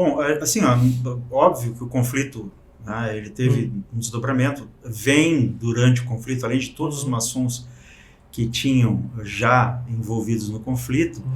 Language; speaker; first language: Portuguese; native; Portuguese